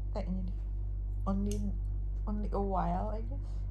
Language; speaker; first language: English; non-native, local second language; Indonesian